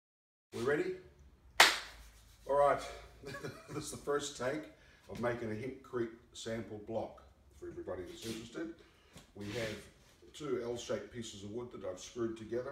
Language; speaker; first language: English; native; English